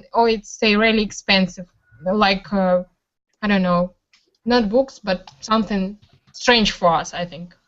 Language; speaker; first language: English; non-native, learner; Russian